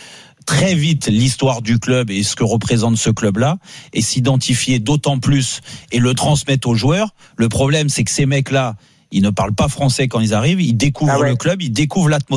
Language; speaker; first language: French; native; French